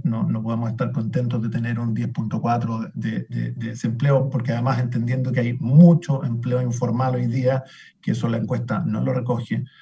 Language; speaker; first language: Spanish; native; Spanish